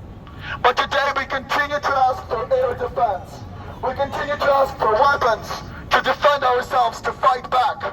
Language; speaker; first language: English; non-native, fluent; Ukrainian